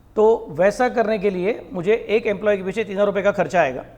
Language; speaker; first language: Hindi; non-native, local second language; Marathi